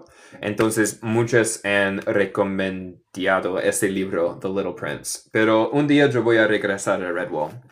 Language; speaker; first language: Spanish; non-native, fluent; English